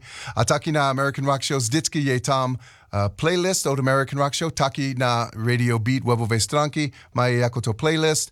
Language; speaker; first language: Czech; non-native, learner; English